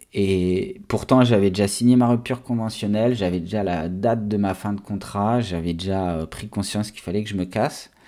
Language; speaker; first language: French; native; French